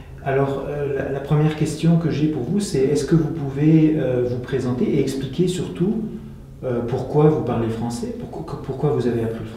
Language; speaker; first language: French; native; French